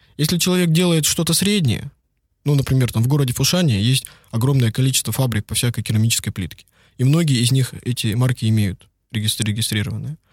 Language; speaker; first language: Russian; native; Russian